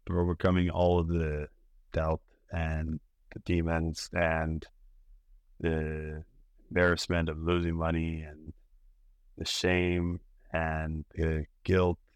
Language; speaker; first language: English; non-native, local second language; Yoruba